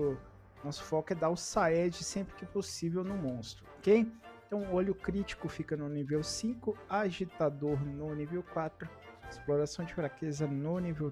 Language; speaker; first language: Portuguese; native; Portuguese